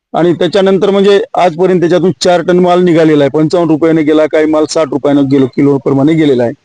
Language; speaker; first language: Marathi; native; Marathi